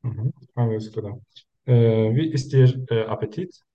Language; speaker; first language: German; non-native, learner; Turkish